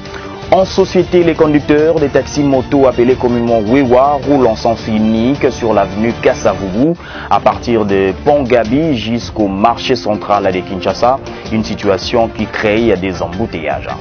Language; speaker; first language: French; native; French